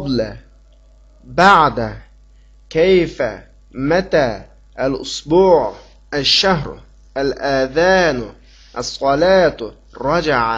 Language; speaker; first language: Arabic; non-native, fluent; Uyghur